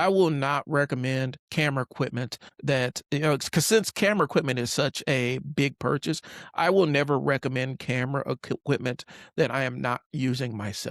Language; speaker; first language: English; native; English